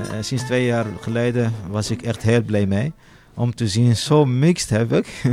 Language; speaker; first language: Dutch; non-native, learner; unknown